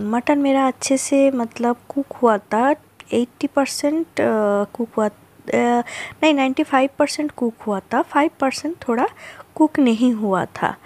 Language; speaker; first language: Hindi; non-native, local second language; Bangla